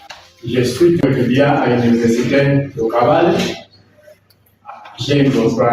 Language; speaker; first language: French; non-native, learner; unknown